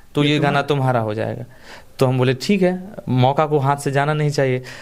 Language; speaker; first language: Hindi; native; Hindi